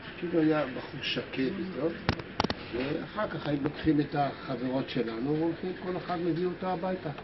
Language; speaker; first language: Hebrew; non-native, fluent; Filipino